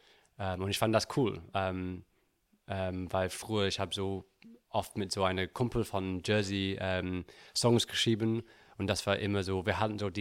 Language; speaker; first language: German; non-native, learner; English